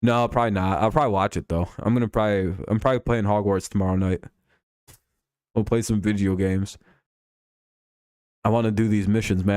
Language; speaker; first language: English; native; English